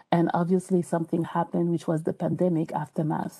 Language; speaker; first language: English; non-native, fluent; French